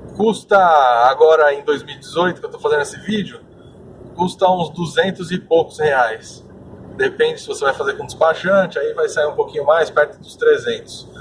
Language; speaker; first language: Portuguese; native; Portuguese